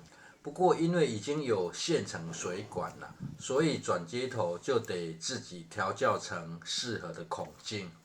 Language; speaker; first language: Chinese; native; Chinese